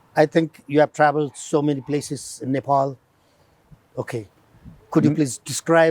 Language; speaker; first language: English; non-native, local second language; Nepali